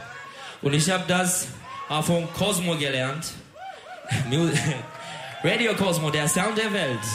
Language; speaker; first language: German; non-native, learner; Turkish